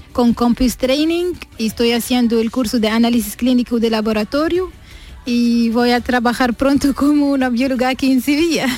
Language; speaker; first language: Spanish; non-native, learner; Arabic